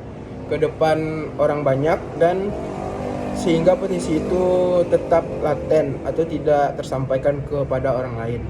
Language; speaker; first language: Indonesian; native; Indonesian